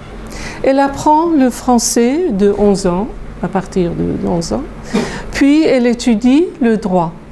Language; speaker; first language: French; non-native, fluent; Persian